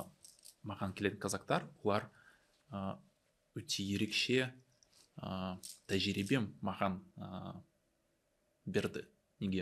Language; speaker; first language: Kazakh; non-native, learner; Russian